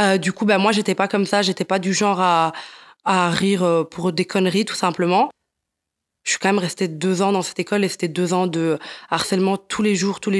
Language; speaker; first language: French; non-native, fluent; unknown